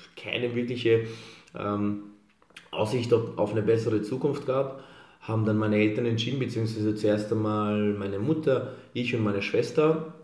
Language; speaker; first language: German; early bilingual, other home language; Serbian